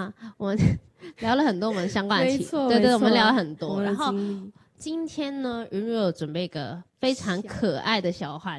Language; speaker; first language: Chinese; native; Chinese